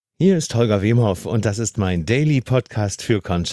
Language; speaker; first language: German; native; German